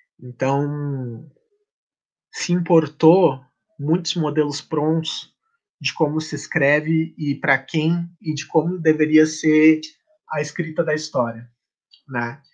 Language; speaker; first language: Portuguese; native; Portuguese